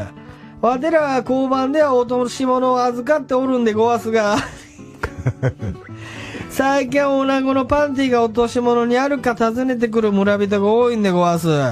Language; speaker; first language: Japanese; native; Japanese